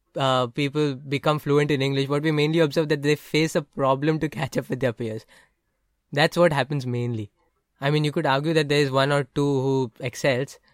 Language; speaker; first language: English; non-native, local second language; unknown